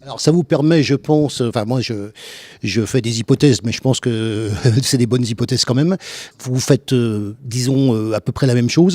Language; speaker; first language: French; native; French